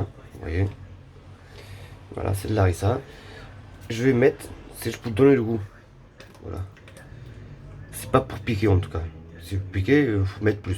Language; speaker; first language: French; native; French